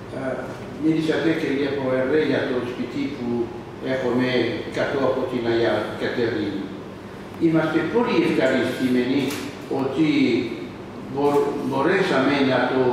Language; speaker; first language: Greek; non-native, learner; French